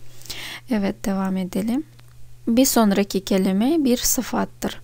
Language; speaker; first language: Turkish; non-native, fluent; Russian